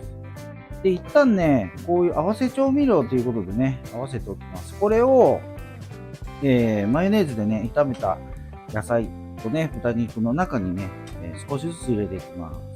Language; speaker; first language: Japanese; native; Japanese